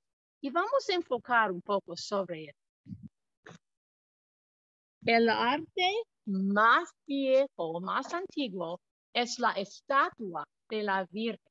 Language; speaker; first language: Spanish; non-native, fluent; English